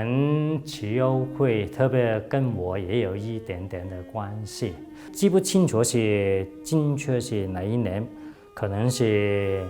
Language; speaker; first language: Chinese; non-native, local second language; Cantonese